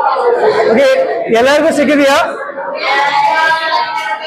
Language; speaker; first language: Kannada; non-native, learner; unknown